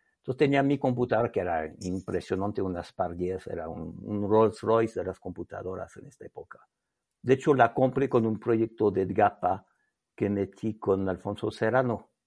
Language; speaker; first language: Spanish; non-native, fluent; French